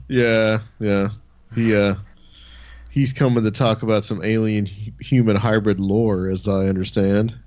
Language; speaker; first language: English; native; English